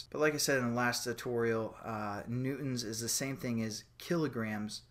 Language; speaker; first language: English; native; English